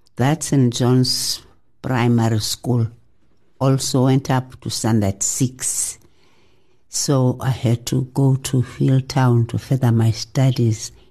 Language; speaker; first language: English; non-native, local second language; Xhosa